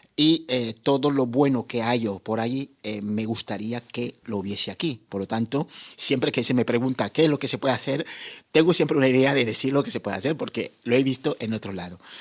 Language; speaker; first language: Spanish; non-native, fluent; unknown